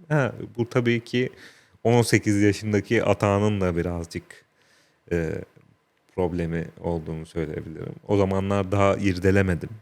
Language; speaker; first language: Turkish; native; Turkish